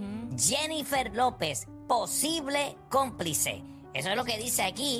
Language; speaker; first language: Spanish; native; Spanish